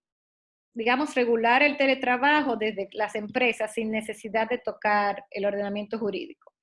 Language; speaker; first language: Spanish; native; Spanish